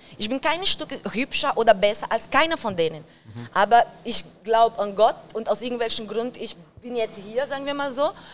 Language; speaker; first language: German; non-native, fluent; Portuguese